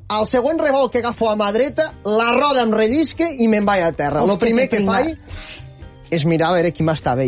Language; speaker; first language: Catalan; native; Catalan